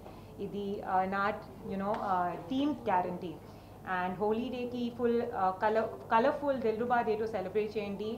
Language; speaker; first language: Telugu; non-native, learner; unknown